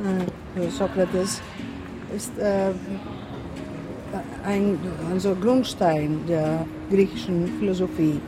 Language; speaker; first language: German; non-native, learner; Greek